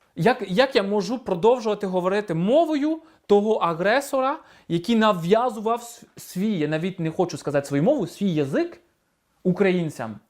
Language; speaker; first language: Ukrainian; non-native, fluent; French